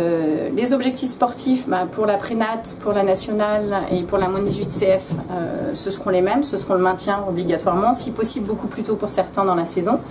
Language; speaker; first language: French; native; French